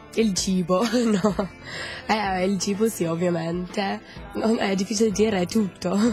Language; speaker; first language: Italian; non-native, fluent; English